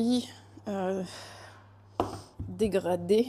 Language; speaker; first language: French; native; French